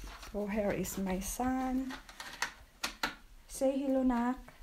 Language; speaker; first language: English; non-native, local second language; Filipino